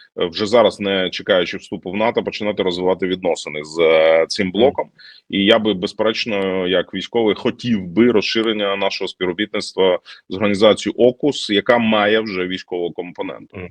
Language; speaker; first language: Ukrainian; native; Ukrainian